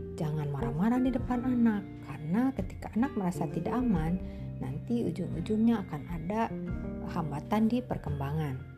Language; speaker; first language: Indonesian; native; Indonesian